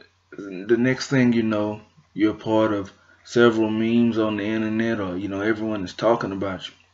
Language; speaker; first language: English; native; English